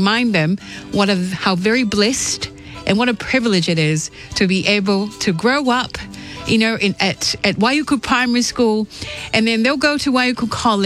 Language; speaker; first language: English; non-native, local second language; Tongan